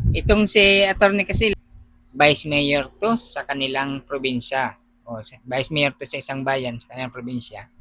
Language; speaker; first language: Filipino; native; Filipino